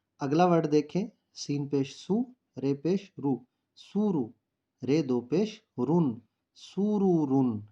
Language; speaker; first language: Urdu; native; Urdu